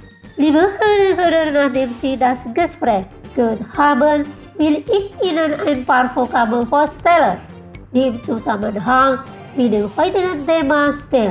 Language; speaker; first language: German; non-native, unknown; Indonesian